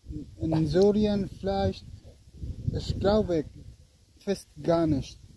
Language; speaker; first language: German; non-native, learner; Arabic